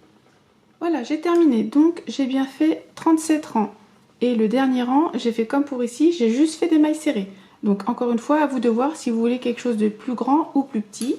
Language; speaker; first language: French; native; French